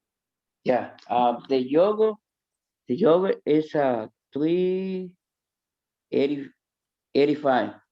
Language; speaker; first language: English; non-native, learner; Spanish